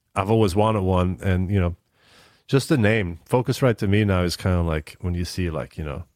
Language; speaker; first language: English; non-native, fluent; Dutch